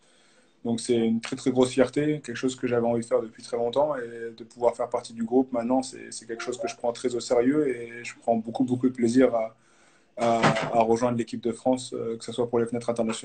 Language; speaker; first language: French; native; French